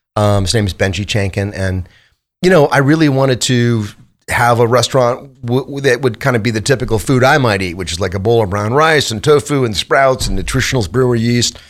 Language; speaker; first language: English; native; English